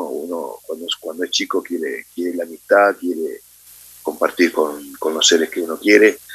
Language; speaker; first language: Spanish; native; Spanish